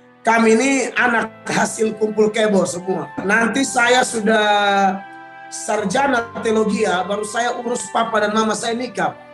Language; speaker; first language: Indonesian; native; Indonesian